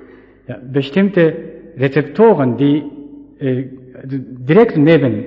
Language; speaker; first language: German; non-native, fluent; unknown